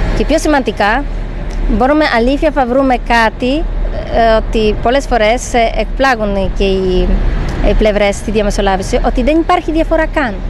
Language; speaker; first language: Greek; non-native, fluent; Polish